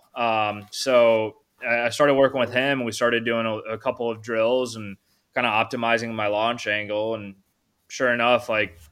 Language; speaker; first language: English; native; English